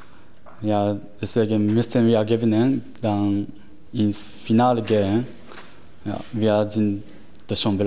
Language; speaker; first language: German; non-native, learner; Japanese